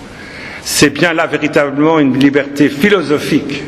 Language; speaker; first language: French; native; French